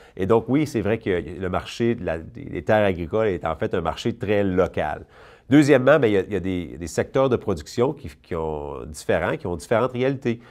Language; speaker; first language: French; native; French